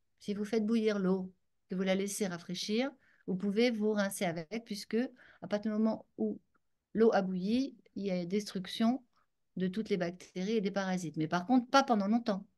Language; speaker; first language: French; native; French